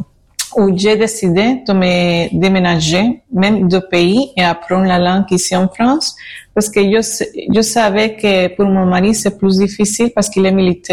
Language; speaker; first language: French; non-native, fluent; Spanish